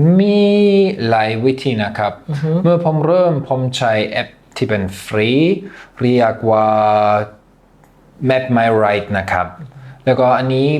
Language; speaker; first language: Thai; non-native, fluent; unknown